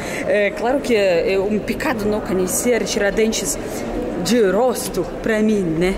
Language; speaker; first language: Portuguese; non-native, fluent; Russian